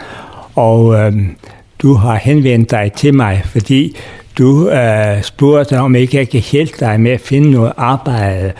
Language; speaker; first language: Danish; native; Danish